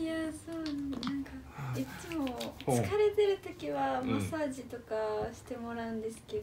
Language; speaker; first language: Japanese; early bilingual, other home language; Portuguese